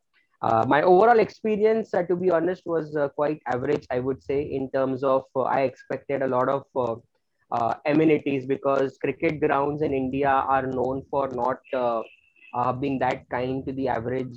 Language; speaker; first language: English; non-native, local second language; Marathi